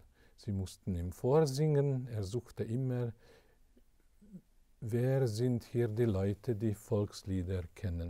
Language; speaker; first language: German; non-native, fluent; Hungarian